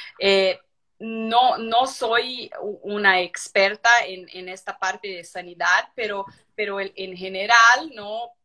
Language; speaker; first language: Spanish; non-native, fluent; Portuguese